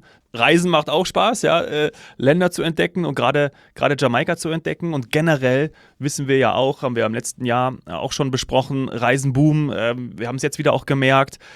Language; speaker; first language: German; native; German